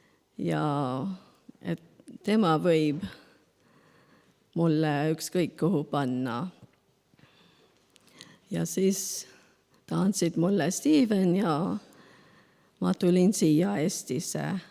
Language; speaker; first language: Estonian; non-native, learner; Spanish